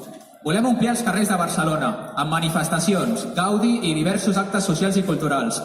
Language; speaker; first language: Catalan; native; Catalan